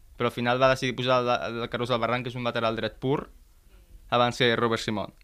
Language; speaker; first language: Catalan; native; Catalan